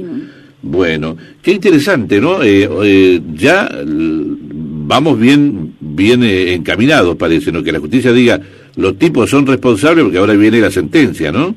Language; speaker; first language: Spanish; native; Spanish